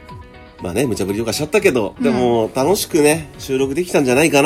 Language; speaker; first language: Japanese; native; Japanese